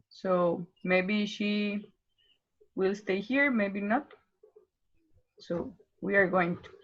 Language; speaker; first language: English; non-native, learner; Spanish